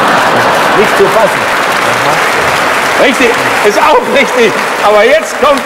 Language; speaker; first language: German; native; German